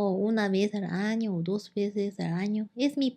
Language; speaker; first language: Spanish; non-native, learner; Korean